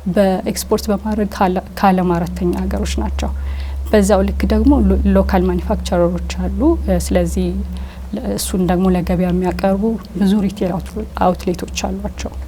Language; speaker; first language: Amharic; native; Amharic